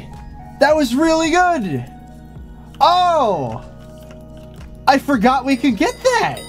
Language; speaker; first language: English; native; English